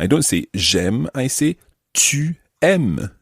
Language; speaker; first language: French; non-native, fluent; English